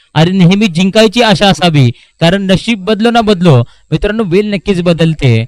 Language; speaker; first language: Hindi; non-native, local second language; Marathi